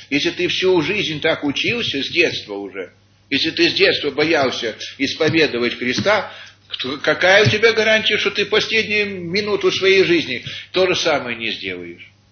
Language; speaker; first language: Russian; early bilingual, heritage; Russian